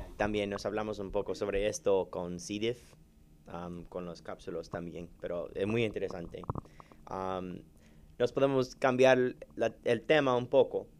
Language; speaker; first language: Spanish; non-native, learner; English